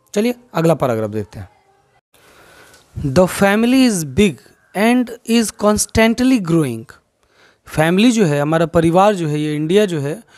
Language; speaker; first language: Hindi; non-native, local second language; Maithili